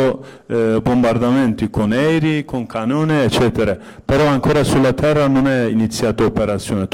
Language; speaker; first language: Italian; non-native, fluent; Kurdish